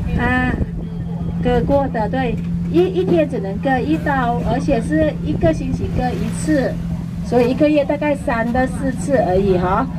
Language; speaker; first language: Chinese; non-native, fluent; Thai